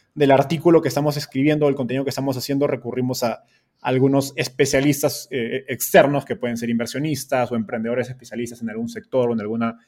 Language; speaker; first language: Spanish; native; Spanish